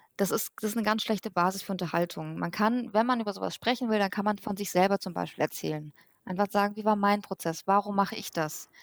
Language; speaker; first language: German; early bilingual, other home language; Persian